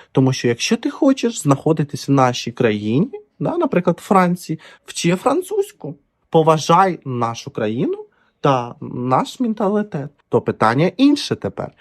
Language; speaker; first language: Ukrainian; non-native, local second language; Russian